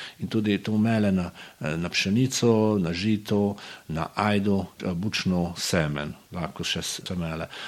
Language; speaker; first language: Slovenian; native; Slovenian